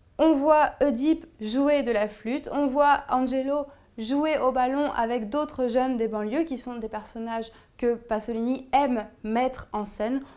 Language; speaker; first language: French; native; French